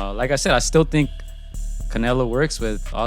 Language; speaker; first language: English; native; English